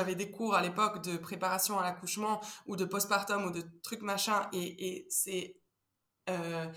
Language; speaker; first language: French; early bilingual, heritage; Spanish